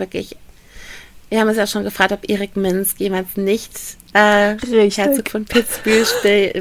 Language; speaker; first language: German; native; German